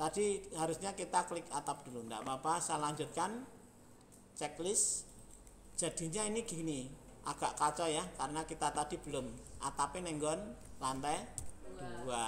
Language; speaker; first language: Indonesian; native; Indonesian